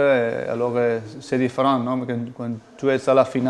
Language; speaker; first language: French; non-native, fluent; Spanish